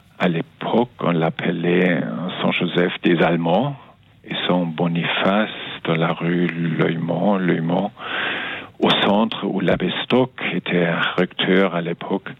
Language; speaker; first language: French; non-native, fluent; German